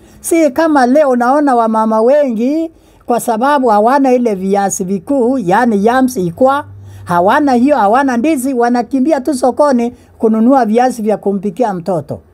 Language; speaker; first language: Swahili; non-native, local second language; Meru